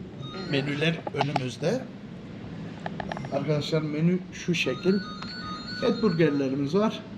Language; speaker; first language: Turkish; early bilingual, heritage; Turkish